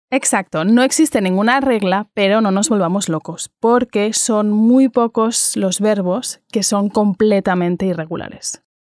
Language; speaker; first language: Spanish; native; Spanish